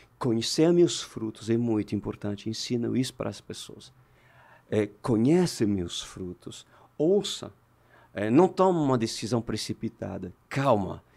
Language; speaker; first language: Portuguese; non-native, fluent; French